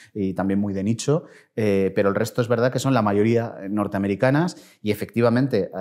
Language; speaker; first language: Spanish; native; Spanish